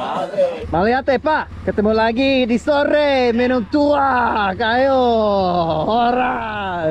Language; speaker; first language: Indonesian; non-native, local second language; English